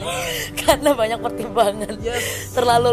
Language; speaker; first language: Indonesian; native; Indonesian